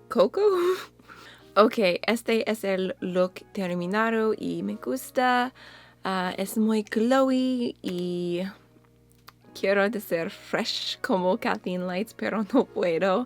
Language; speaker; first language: Spanish; non-native, learner; English